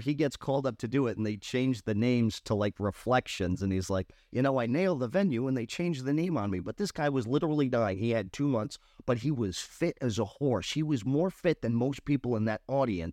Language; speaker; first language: English; native; English